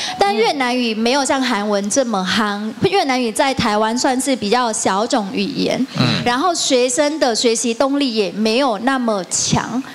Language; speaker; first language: Chinese; non-native, fluent; Vietnamese